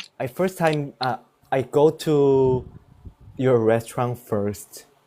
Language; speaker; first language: English; non-native, learner; Korean